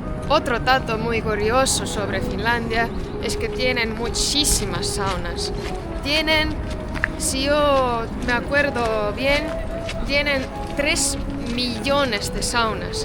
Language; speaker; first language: Spanish; non-native, fluent; Estonian